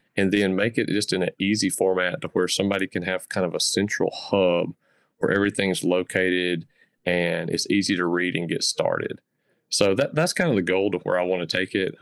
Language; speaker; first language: English; native; English